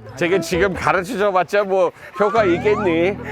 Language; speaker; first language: Korean; non-native, fluent; English